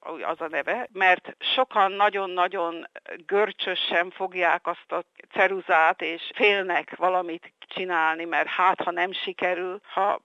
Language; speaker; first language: Hungarian; early bilingual, heritage; Hungarian